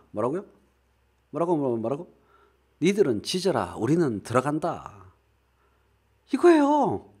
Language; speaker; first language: Korean; native; Korean